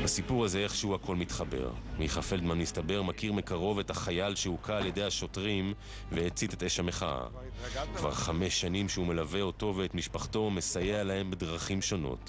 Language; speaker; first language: Hebrew; native; Hebrew